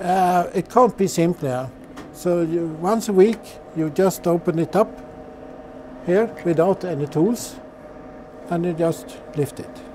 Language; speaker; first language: English; non-native, fluent; Swedish